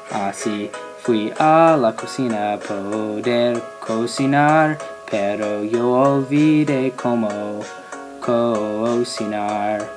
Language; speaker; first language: Spanish; non-native, learner; English